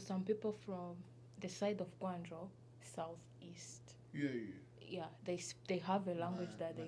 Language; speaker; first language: English; non-native, fluent; Kinyarwanda